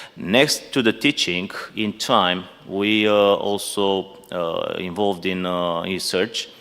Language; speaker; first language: English; non-native, fluent; Romanian